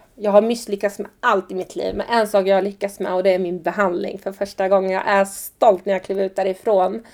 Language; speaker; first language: Swedish; early bilingual, other home language; Persian